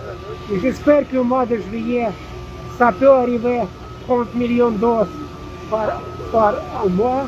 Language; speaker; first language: French; non-native, fluent; Russian